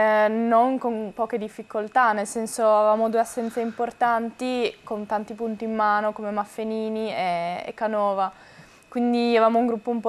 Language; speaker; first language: Italian; native; Italian